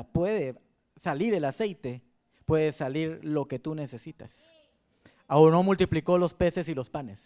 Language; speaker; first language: Spanish; native; Spanish